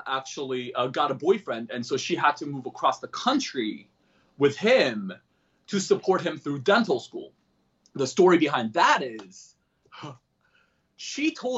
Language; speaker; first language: English; early bilingual, other home language; Korean